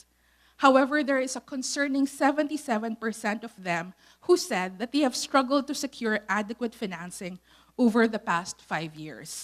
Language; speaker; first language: English; non-native, local second language; Filipino